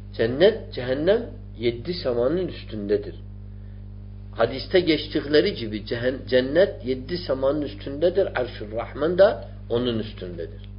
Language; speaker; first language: Turkish; non-native, fluent; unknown